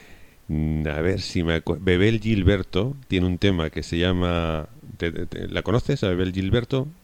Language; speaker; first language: Spanish; native; Spanish